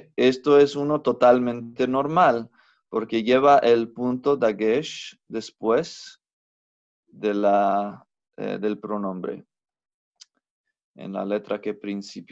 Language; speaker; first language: Spanish; non-native, fluent; English